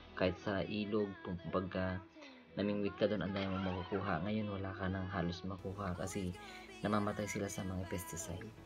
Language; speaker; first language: Filipino; non-native, local second language; Iloko